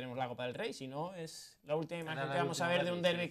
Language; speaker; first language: Spanish; native; Spanish